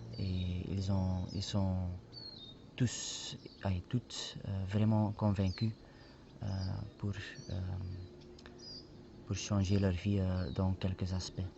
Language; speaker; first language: French; non-native, fluent; Spanish